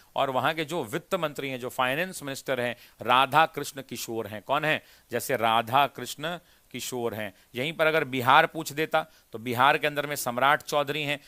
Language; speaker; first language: Hindi; native; Hindi